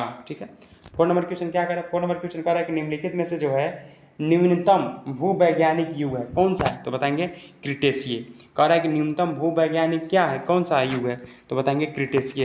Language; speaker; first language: Hindi; native; Hindi